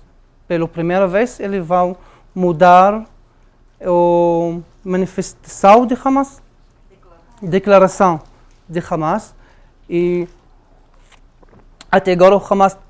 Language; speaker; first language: Portuguese; non-native, fluent; Arabic